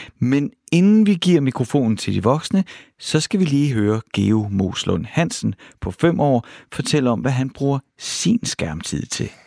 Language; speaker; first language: Danish; native; Danish